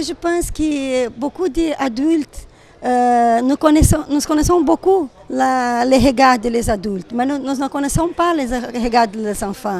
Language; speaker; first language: French; non-native, learner; Portuguese